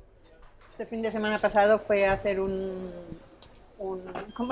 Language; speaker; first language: Spanish; non-native, local second language; Catalan